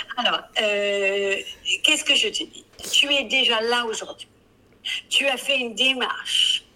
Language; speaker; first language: French; non-native, fluent; English